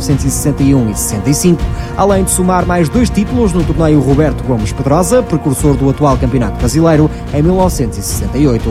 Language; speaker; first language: Portuguese; native; Portuguese